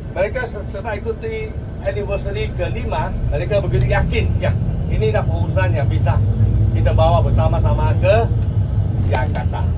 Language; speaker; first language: Malay; non-native, local second language; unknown